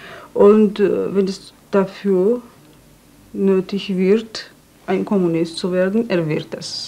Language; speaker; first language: German; non-native, fluent; Georgian